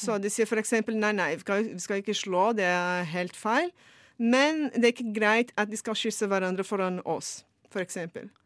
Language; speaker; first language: Norwegian; non-native, fluent; Portuguese